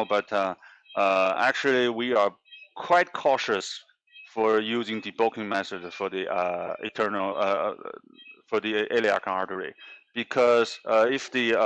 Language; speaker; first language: English; non-native, fluent; Chinese